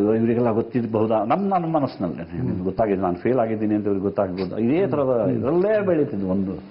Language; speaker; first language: Kannada; non-native, local second language; Konkani